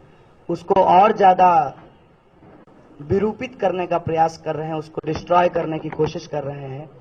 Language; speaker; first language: Hindi; native; Hindi